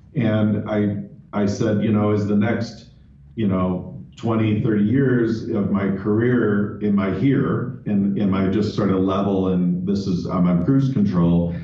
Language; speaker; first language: English; native; English